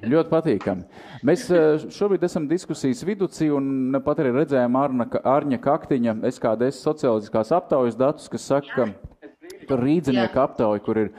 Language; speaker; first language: Latvian; native; Latvian